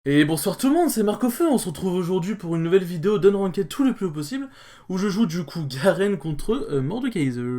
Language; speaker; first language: French; native; French